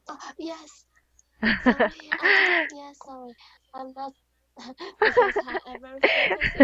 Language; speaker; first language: English; non-native, learner; Chinese